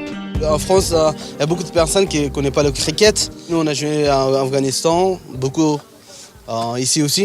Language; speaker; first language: French; non-native, learner; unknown